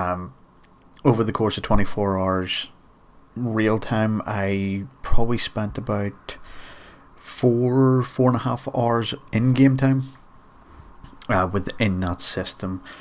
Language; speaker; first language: English; native; English